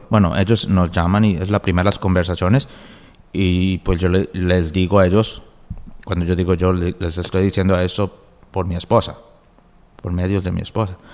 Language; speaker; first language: Spanish; early bilingual, heritage; Spanish